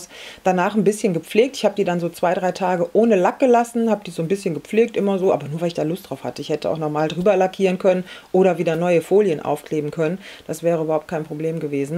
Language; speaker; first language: German; native; German